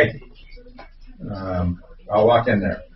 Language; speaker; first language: English; native; English